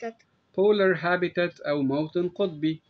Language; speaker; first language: Arabic; native; Arabic